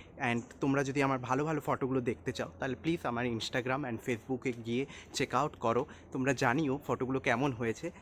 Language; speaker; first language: Bangla; native; Bangla